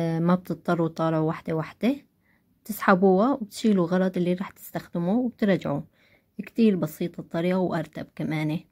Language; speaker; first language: Arabic; non-native, local second language; Kurdish